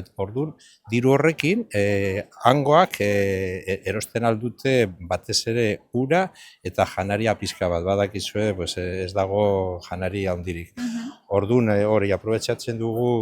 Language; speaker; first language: Basque; non-native, learner; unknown